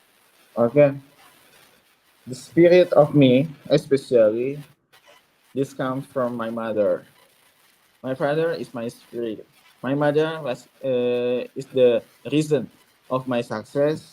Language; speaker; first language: English; non-native, learner; Indonesian